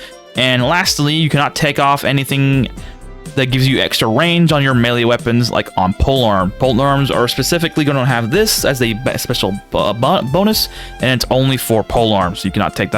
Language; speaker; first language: English; native; English